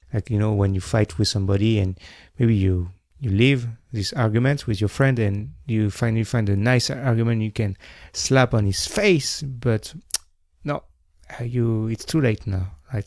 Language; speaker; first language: English; non-native, fluent; French